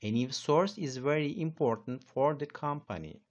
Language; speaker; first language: English; non-native, fluent; Turkish